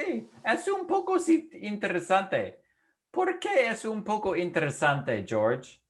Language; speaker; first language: Spanish; non-native, fluent; English